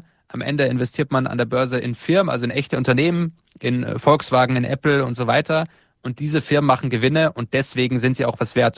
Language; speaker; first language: German; native; German